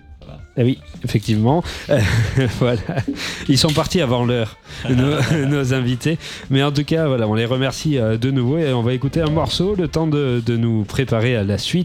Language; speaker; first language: French; native; French